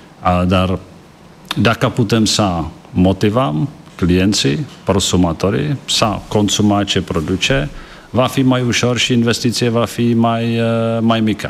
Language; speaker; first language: Romanian; non-native, learner; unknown